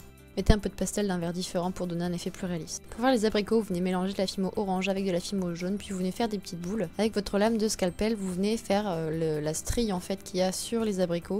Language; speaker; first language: French; native; French